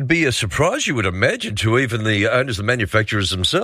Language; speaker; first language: English; native; English